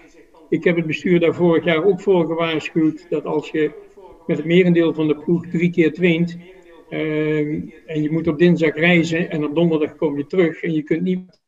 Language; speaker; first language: Dutch; native; Dutch